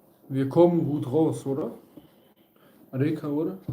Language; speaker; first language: German; early bilingual, other home language; Kurdish